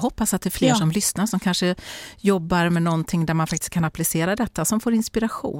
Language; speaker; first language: Swedish; native; Swedish